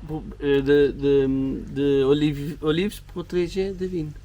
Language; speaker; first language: French; non-native, learner; Portuguese